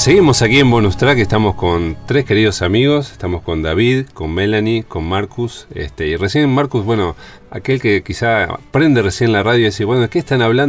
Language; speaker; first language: Spanish; native; Spanish